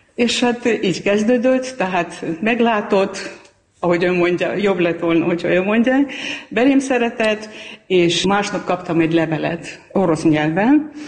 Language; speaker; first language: Hungarian; non-native, fluent; Armenian